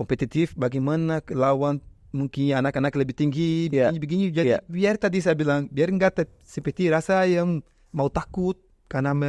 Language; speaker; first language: Indonesian; non-native, fluent; Portuguese